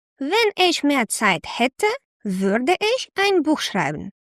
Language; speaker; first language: German; non-native, fluent; Ukrainian